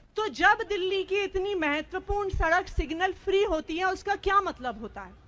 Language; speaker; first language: Hindi; native; Hindi